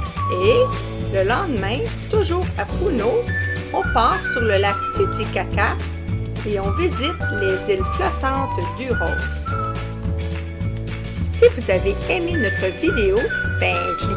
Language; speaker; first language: French; native; French